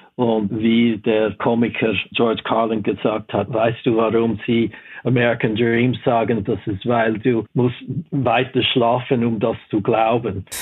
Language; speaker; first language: German; non-native, fluent; English